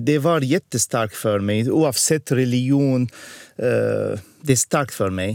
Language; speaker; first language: Swedish; non-native, fluent; Arabic